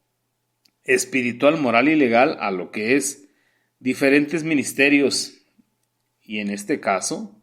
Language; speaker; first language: Spanish; native; Spanish